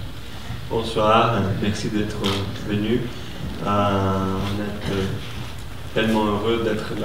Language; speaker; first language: French; non-native, fluent; Portuguese